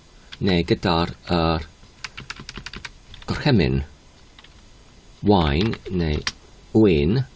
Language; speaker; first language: Welsh; non-native, learner; English